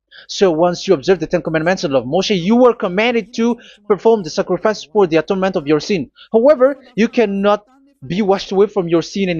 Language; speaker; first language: English; non-native, fluent; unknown